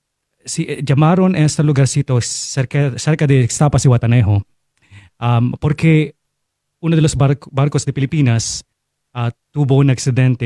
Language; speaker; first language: Spanish; non-native, fluent; Filipino